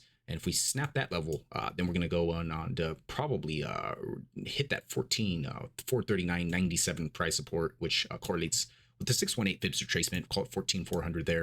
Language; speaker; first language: English; native; English